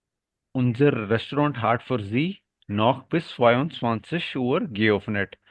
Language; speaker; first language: German; non-native, learner; Urdu